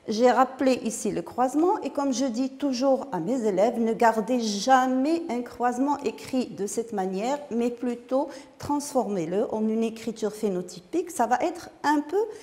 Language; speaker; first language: French; non-native, local second language; Arabic